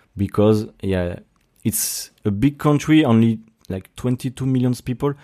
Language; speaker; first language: English; non-native, fluent; French